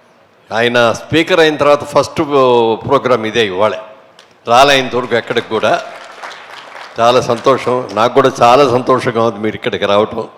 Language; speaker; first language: Telugu; native; Telugu